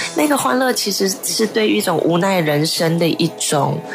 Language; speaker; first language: Chinese; non-native, local second language; Hakka Chinese